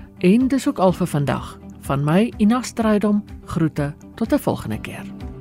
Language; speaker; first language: Afrikaans; native; Afrikaans